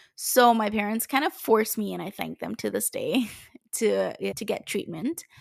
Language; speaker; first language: English; non-native, fluent; Italian